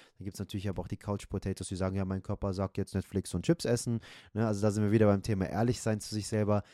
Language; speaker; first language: German; native; German